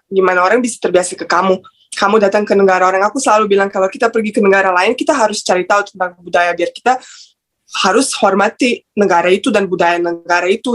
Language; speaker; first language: Indonesian; non-native, fluent; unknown